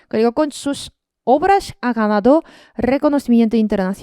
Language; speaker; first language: Spanish; non-native, fluent; Korean